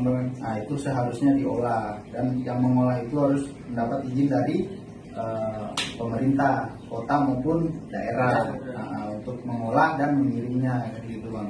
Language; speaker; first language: Indonesian; native; Indonesian